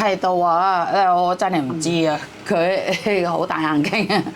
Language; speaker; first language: Cantonese; non-native, fluent; Indonesian